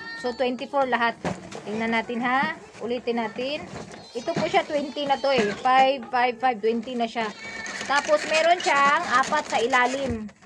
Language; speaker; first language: Filipino; non-native, local second language; Cebuano